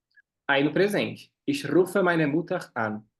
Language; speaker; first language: German; non-native, fluent; Portuguese